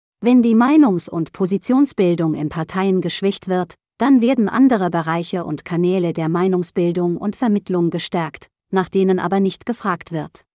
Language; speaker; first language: German; native; German